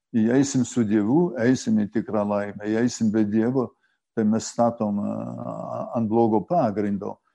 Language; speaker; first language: Lithuanian; early bilingual, heritage; Lithuanian